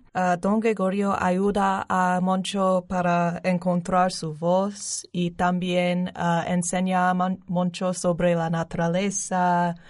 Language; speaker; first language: Spanish; non-native, learner; English